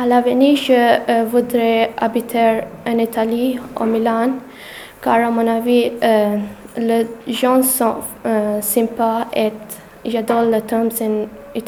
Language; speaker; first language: French; non-native, learner; English